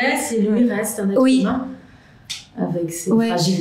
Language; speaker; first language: French; native; French